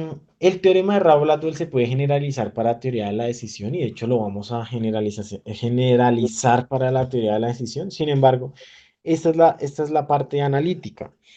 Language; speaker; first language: Spanish; native; Spanish